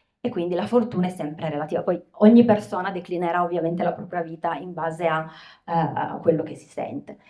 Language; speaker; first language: Italian; native; Italian